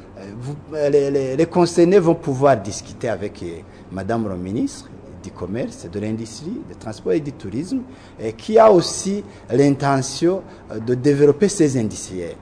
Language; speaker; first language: French; non-native, local second language; Rundi